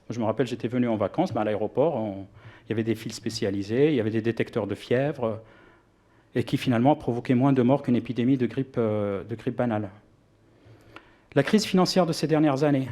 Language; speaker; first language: French; non-native, local second language; Arabic